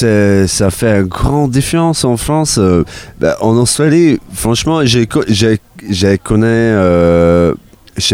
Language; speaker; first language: French; non-native, learner; English